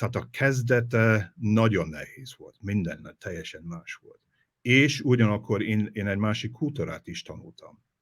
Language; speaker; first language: Hungarian; non-native, fluent; English